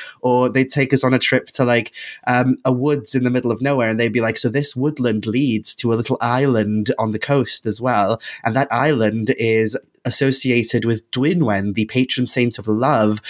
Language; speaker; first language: English; non-native, local second language; Welsh